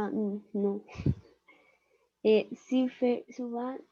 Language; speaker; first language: French; non-native, learner; Spanish